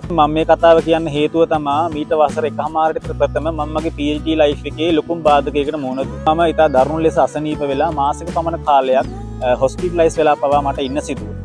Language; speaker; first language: Sinhala; native; Sinhala